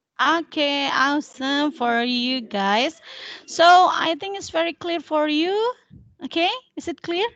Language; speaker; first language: English; non-native, fluent; Indonesian